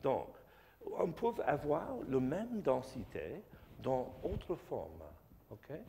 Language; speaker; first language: French; non-native, learner; English